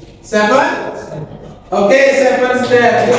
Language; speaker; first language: English; non-native, learner; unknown